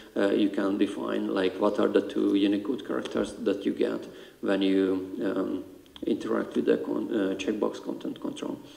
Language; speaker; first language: English; non-native, fluent; Hungarian